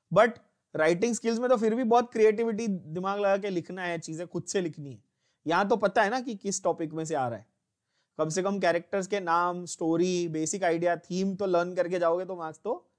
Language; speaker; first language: Hindi; native; Hindi